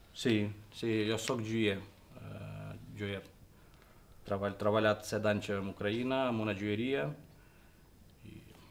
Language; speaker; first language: Catalan; non-native, learner; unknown